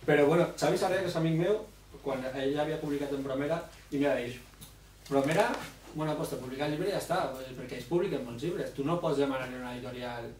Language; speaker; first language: Spanish; non-native, local second language; Catalan